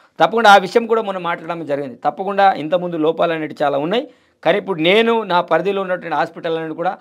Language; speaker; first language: Telugu; non-native, local second language; Gondi